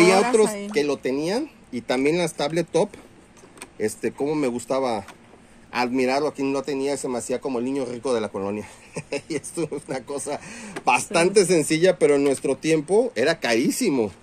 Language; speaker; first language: Spanish; native; Spanish